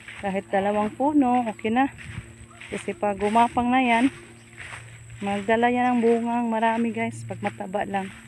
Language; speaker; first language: Filipino; non-native, local second language; Cebuano